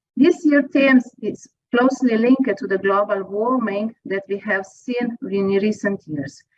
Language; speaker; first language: English; non-native, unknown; Slovenian